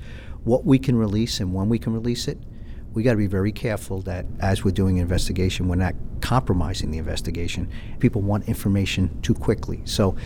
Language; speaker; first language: English; native; English